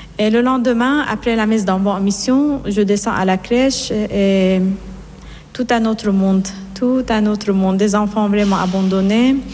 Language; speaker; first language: French; non-native, fluent; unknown